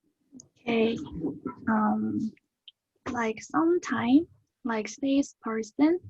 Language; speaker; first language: English; non-native, learner; Korean